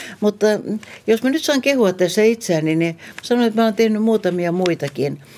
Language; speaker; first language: Finnish; non-native, local second language; Swedish